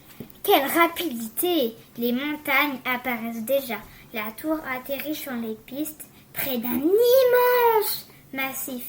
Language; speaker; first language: French; native; French